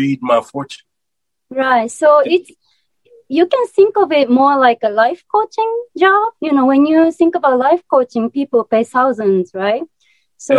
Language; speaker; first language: English; non-native, fluent; Japanese